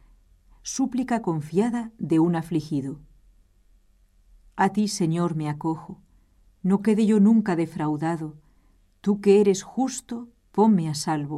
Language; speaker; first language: Spanish; native; Spanish